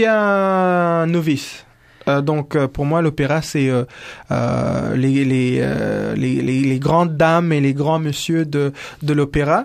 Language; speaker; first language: French; non-native, local second language; Kinyarwanda